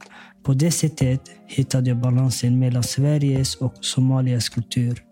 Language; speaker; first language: Swedish; early bilingual, other home language; Somali